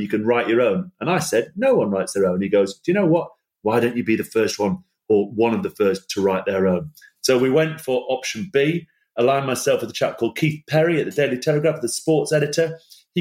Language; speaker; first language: English; native; English